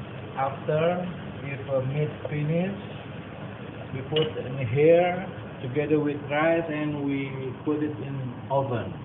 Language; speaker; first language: English; non-native, learner; Indonesian